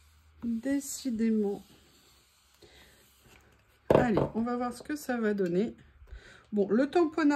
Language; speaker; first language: French; native; French